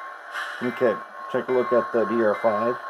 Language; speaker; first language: English; native; English